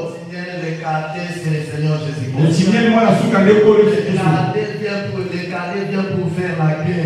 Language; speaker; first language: French; non-native, local second language; Lingala